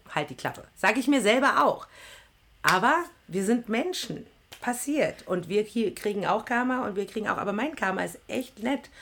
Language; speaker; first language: German; native; German